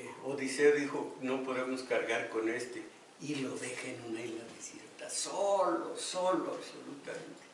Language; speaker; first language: Spanish; native; Spanish